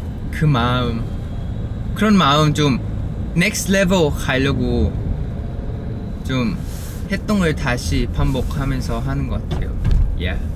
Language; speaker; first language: Korean; non-native, fluent; Thai